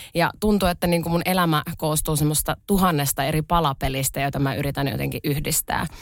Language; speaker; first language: Finnish; early bilingual, other home language; Russian